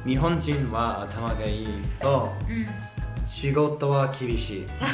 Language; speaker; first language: Japanese; non-native, learner; English